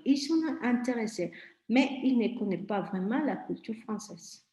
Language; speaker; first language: French; non-native, fluent; Spanish